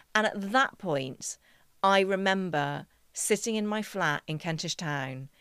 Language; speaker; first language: English; native; English